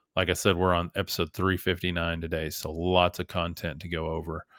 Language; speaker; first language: English; early bilingual, other home language; German